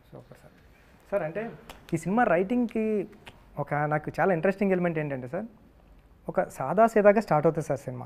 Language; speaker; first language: Telugu; native; Telugu